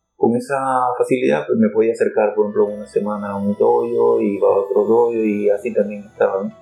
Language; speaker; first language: Spanish; native; Spanish